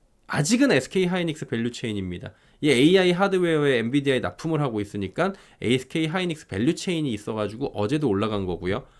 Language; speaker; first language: Korean; native; Korean